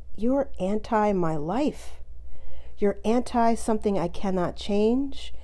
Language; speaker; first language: English; native; English